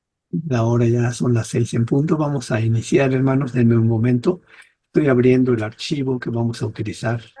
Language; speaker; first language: Spanish; native; Spanish